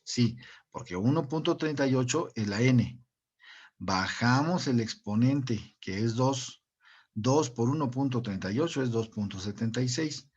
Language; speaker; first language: Spanish; native; Spanish